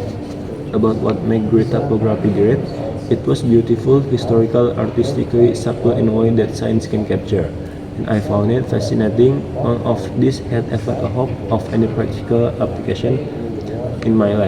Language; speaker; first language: English; non-native, learner; Indonesian